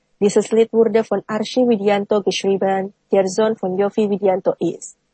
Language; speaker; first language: German; non-native, fluent; Indonesian